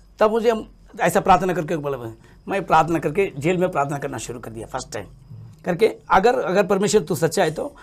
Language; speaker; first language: Hindi; native; Hindi